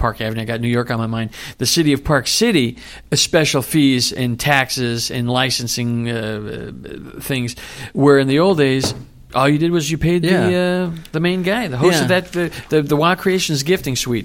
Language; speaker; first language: English; native; English